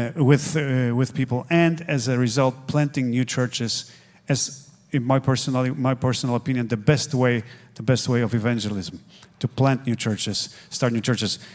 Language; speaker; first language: English; non-native, fluent; Polish